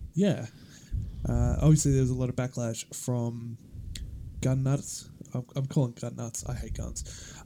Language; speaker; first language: English; native; English